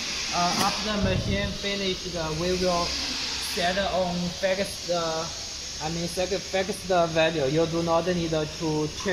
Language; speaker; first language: English; non-native, learner; Chinese